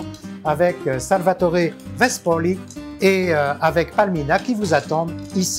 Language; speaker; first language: French; native; French